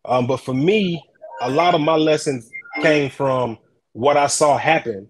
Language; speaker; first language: English; native; English